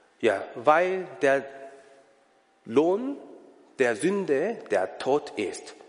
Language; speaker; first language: German; non-native, learner; Korean